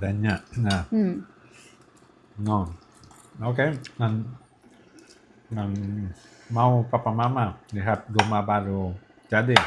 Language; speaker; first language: Indonesian; non-native, learner; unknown